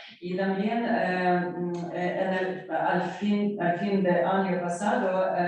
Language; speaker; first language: Spanish; non-native, learner; Ukrainian